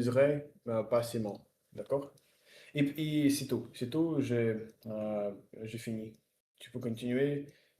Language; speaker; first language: French; non-native, fluent; Russian